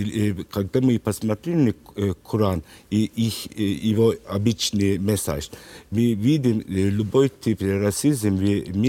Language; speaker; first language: Russian; non-native, learner; Turkish